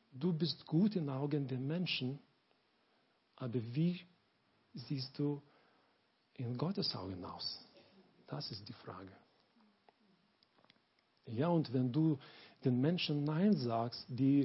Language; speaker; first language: German; non-native, learner; Lithuanian